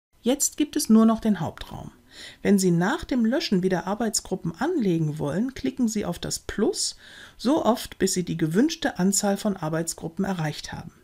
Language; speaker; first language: German; native; German